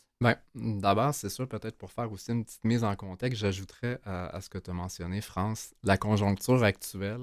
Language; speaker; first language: French; native; French